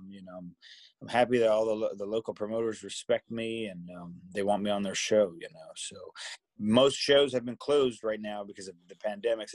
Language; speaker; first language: English; native; English